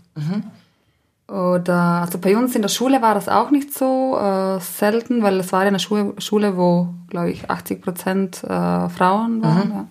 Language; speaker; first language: German; non-native, local second language; Ladin